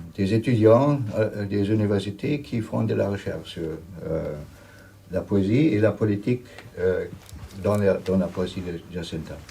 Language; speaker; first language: French; non-native, learner; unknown